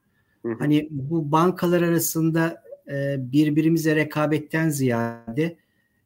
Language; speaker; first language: Turkish; native; Turkish